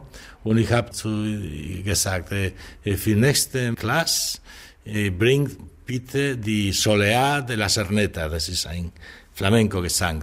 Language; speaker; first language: German; non-native, learner; Spanish